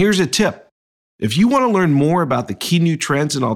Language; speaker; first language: English; native; English